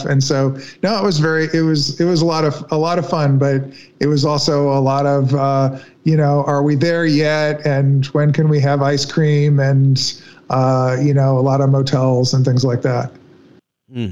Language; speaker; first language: English; native; English